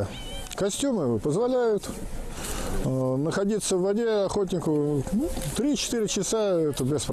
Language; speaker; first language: Russian; native; Russian